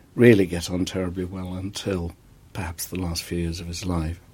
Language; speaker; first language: English; native; English